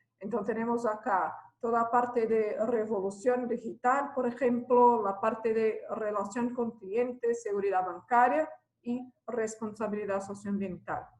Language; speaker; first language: Spanish; non-native, fluent; Portuguese